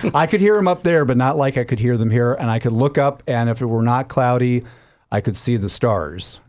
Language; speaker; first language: English; native; English